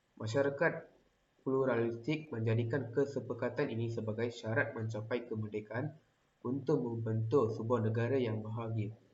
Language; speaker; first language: Malay; non-native, local second language; Tamil